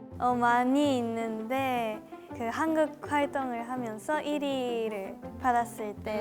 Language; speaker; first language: Korean; non-native, fluent; Japanese